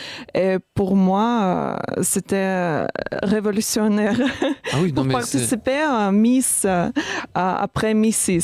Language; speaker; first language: French; non-native, learner; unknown